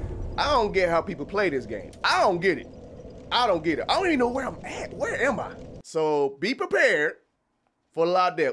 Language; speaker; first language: English; native; English